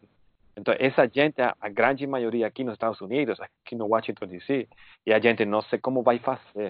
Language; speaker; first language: Portuguese; non-native, fluent; Spanish